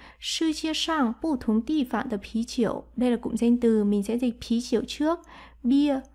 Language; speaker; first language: Chinese; non-native, fluent; Vietnamese